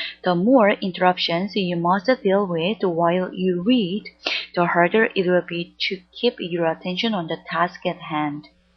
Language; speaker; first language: English; non-native, fluent; Korean